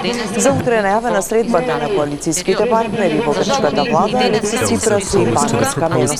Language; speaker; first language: Macedonian; native; Macedonian